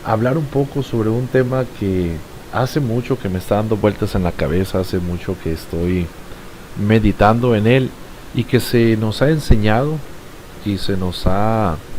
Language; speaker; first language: Spanish; native; Spanish